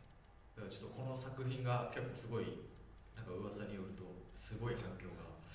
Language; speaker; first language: Japanese; native; Japanese